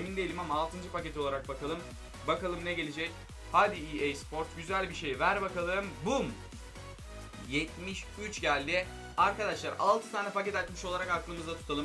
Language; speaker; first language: Turkish; native; Turkish